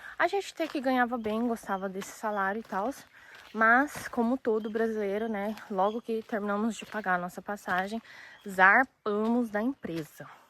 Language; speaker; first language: Portuguese; early bilingual, other home language; Japanese